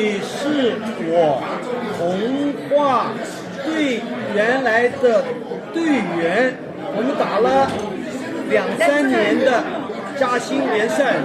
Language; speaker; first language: Chinese; native; Chinese